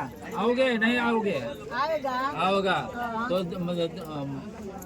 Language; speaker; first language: Hindi; non-native, local second language; Telugu